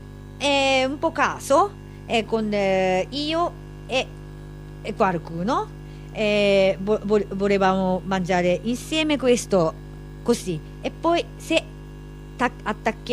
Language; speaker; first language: Italian; non-native, learner; Japanese